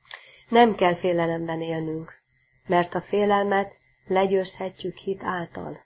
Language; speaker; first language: Hungarian; native; Hungarian